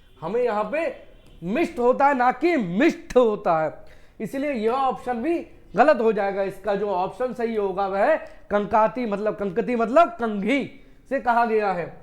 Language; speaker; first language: Hindi; native; Hindi